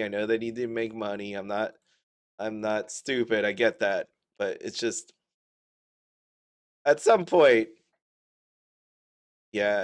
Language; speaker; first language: English; native; English